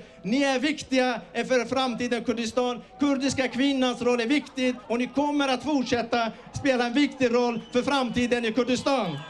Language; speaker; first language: Swedish; early bilingual, other home language; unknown